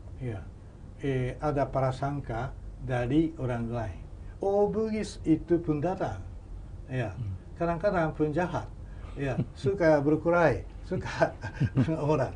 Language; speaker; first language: Indonesian; non-native, fluent; Japanese